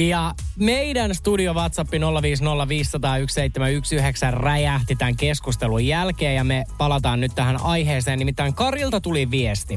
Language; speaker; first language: Finnish; native; Finnish